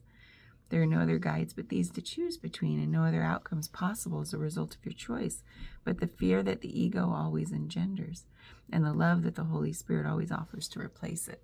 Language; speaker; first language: English; native; English